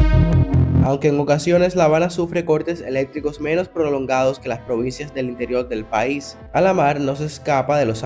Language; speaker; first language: Spanish; native; Spanish